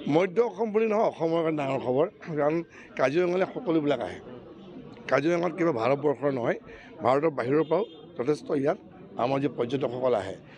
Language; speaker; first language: Assamese; native; Assamese